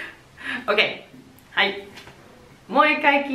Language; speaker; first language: Finnish; non-native, learner; Japanese